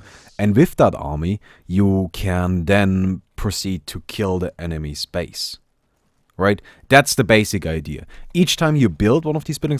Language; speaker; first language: English; non-native, fluent; German